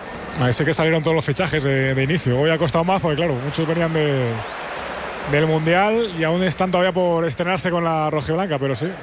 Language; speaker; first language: Spanish; native; Spanish